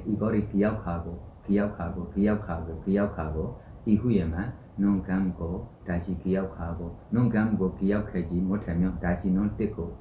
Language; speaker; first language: Korean; non-native, learner; Burmese